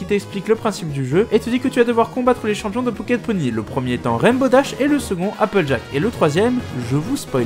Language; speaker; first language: French; native; French